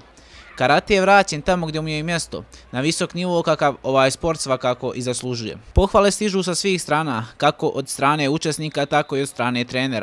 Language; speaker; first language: Serbian; native; Serbian